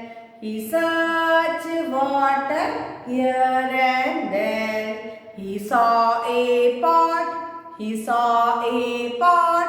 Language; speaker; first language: English; non-native, local second language; Hindi